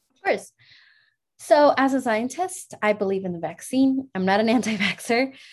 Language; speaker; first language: English; early bilingual, other home language; Spanish